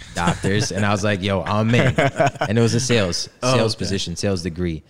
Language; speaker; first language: English; early bilingual, other home language; Polish